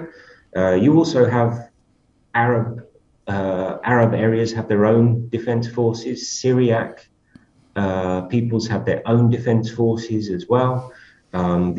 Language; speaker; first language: English; native; English